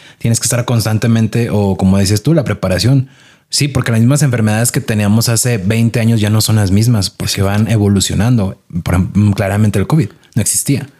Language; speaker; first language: Spanish; native; Spanish